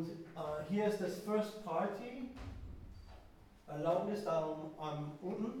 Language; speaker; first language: German; non-native, fluent; English